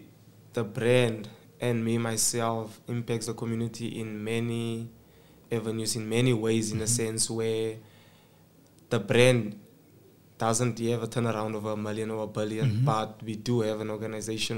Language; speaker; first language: English; non-native, local second language; Xhosa